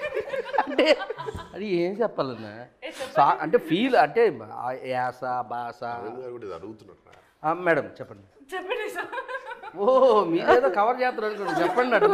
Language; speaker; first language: Telugu; native; Telugu